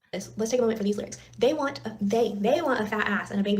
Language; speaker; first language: English; native; English